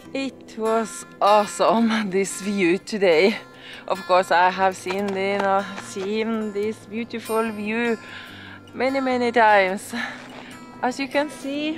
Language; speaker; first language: English; non-native, learner; Norwegian